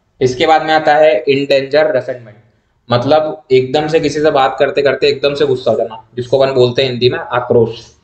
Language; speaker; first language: Hindi; native; Hindi